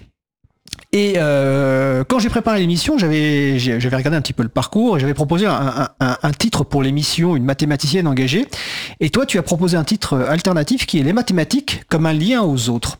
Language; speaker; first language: French; native; French